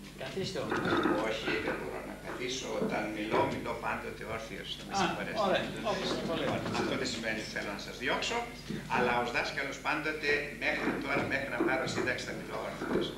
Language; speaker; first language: Greek; native; Greek